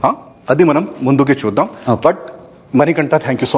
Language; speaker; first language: Telugu; non-native, fluent; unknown